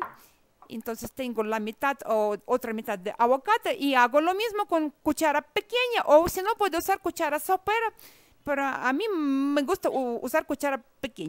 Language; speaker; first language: Spanish; non-native, fluent; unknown